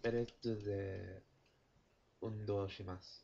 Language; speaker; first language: Japanese; non-native, learner; English